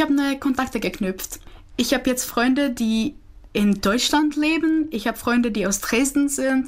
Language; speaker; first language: German; non-native, fluent; Czech